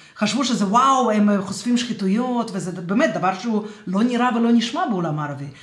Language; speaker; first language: Hebrew; non-native, fluent; Russian